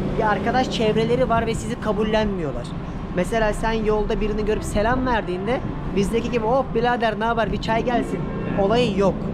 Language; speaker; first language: Turkish; native; Turkish